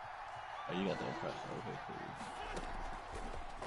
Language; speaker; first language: English; native; English